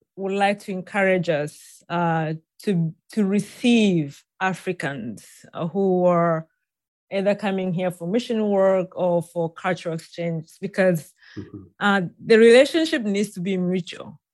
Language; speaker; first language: English; non-native, local second language; Swahili